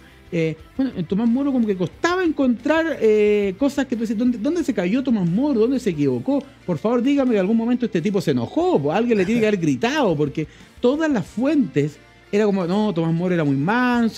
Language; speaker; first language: Spanish; native; Spanish